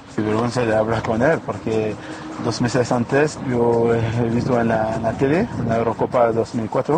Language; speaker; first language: Spanish; non-native, learner; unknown